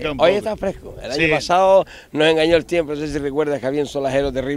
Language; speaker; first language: Spanish; native; Spanish